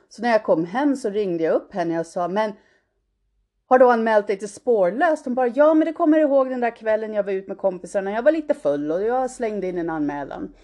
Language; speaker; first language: Swedish; early bilingual, heritage; Swedish